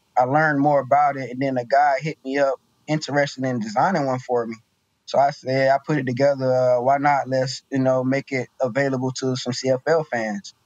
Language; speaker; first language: English; native; English